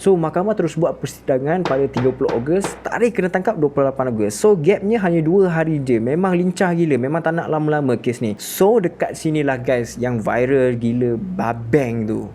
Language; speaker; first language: Malay; native; Malay